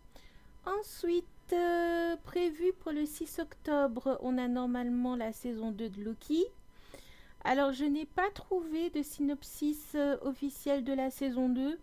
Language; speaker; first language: French; native; French